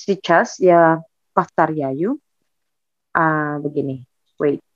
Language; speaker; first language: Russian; non-native, fluent; Indonesian